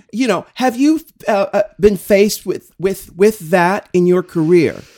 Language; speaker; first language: English; native; English